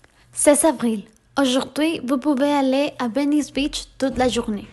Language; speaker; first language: French; non-native, learner; Spanish